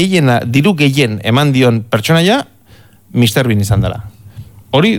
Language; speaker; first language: Basque; native; Basque